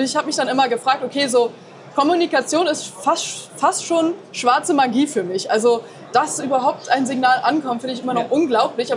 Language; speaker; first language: German; native; German